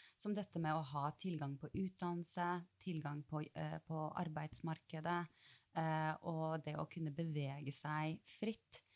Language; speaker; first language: Norwegian; early bilingual, other home language; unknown